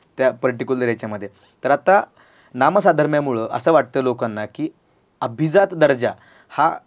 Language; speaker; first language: Marathi; native; Marathi